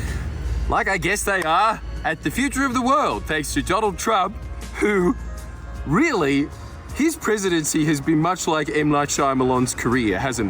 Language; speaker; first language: English; native; English